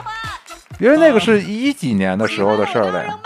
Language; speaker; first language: Chinese; native; Chinese